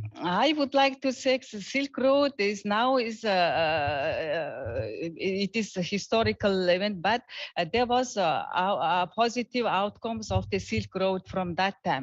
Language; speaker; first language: English; non-native, learner; Mongolian